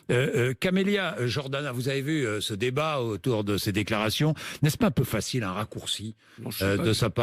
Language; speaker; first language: French; native; French